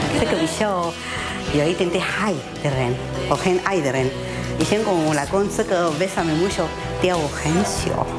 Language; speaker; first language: Chinese; non-native, learner; Spanish